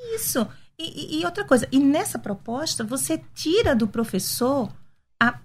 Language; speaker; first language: Portuguese; native; Portuguese